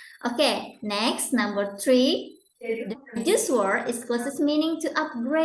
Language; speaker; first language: English; non-native, learner; Indonesian